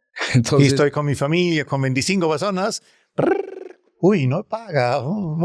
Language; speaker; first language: Spanish; non-native, learner; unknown